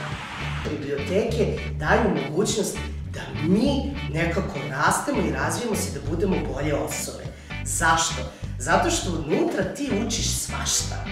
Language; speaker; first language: Serbian; native; Serbian